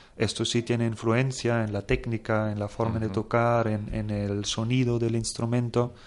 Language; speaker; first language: Spanish; non-native, fluent; German